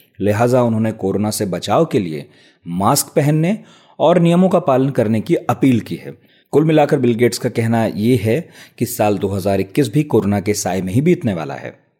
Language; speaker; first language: Hindi; native; Hindi